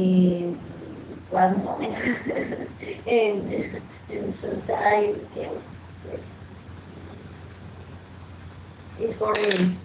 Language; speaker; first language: English; non-native, learner; Spanish